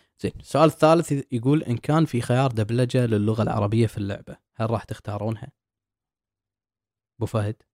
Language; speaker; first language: Arabic; native; Arabic